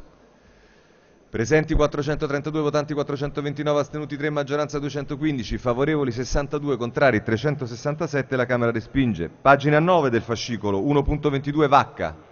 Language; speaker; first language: Italian; native; Italian